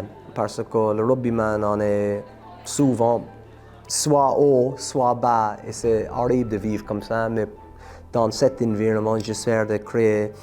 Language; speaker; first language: French; non-native, fluent; English